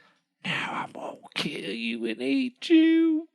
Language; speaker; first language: English; native; English